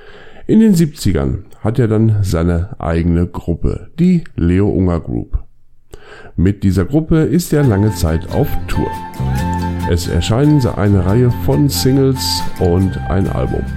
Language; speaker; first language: German; native; German